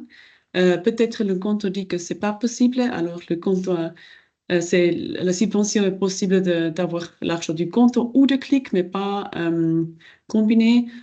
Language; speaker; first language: French; non-native, local second language; German